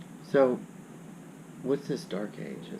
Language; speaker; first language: English; native; English